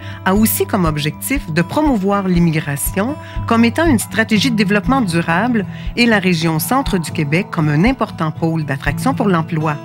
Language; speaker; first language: French; native; French